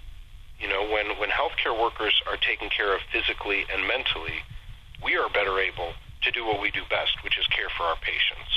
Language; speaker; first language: English; native; English